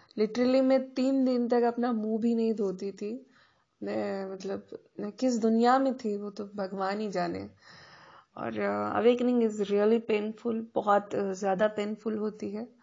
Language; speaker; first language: Hindi; non-native, local second language; Marathi